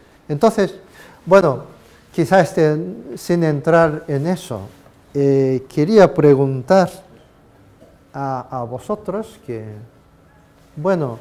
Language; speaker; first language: Spanish; non-native, fluent; Japanese